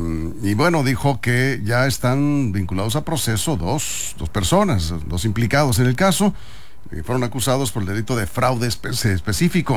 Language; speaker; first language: Spanish; native; Spanish